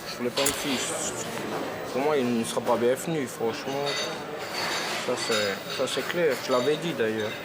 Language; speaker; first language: French; native; French